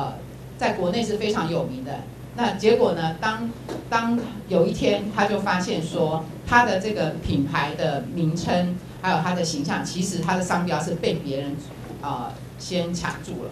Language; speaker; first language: Chinese; native; Chinese